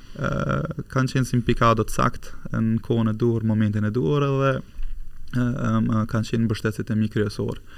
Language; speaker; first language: Albanian; native; Albanian